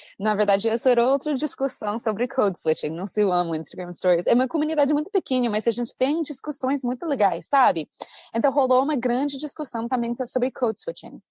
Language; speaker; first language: Portuguese; non-native, fluent; English